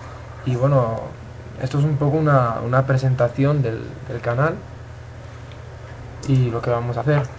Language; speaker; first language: Spanish; native; Spanish